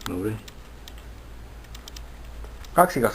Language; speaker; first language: Bulgarian; non-native, learner; Finnish